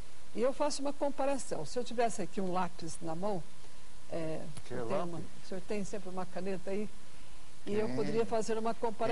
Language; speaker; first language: Portuguese; native; Portuguese